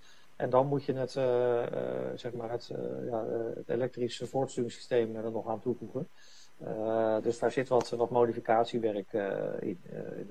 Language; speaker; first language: Dutch; native; Dutch